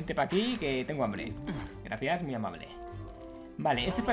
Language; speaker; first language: Spanish; native; Spanish